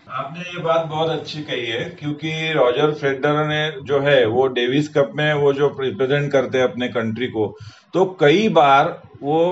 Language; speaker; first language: Hindi; non-native, local second language; Marathi